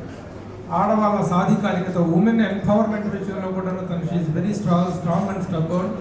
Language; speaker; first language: Telugu; native; Telugu